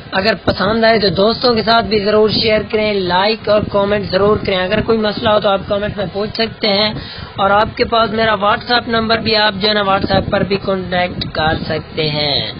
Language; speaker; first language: Urdu; non-native, local second language; Saraiki